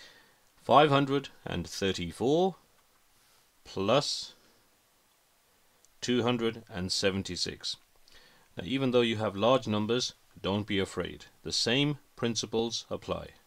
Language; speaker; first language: English; native; English